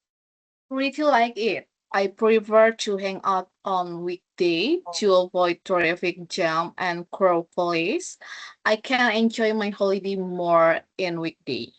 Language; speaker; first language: English; non-native, learner; Indonesian